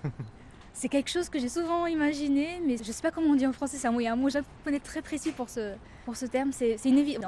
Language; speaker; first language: French; native; French